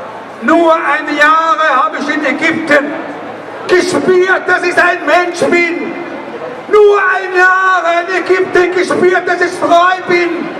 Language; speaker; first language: German; non-native, learner; Arabic